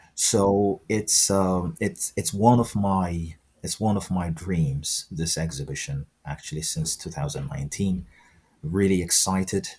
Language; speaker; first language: English; non-native, fluent; Amharic